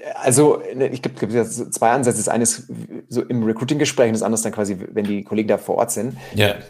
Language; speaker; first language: German; native; German